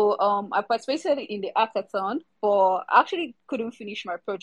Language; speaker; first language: English; non-native, local second language; Yoruba